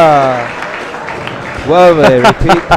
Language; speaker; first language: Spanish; non-native, learner; English